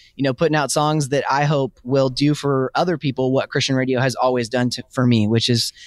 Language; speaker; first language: English; native; English